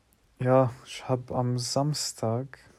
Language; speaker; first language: German; non-native, learner; English